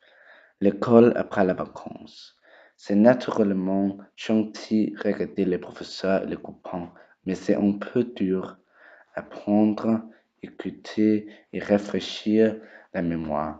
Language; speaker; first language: French; non-native, learner; Danish